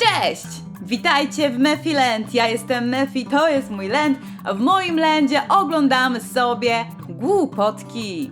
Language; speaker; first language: Polish; native; Polish